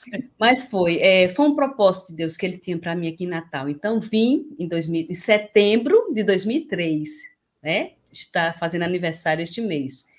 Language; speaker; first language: Portuguese; native; Portuguese